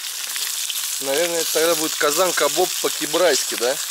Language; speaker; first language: Russian; native; Russian